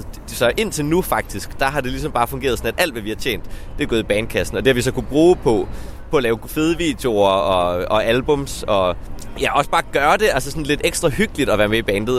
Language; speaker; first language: Danish; native; Danish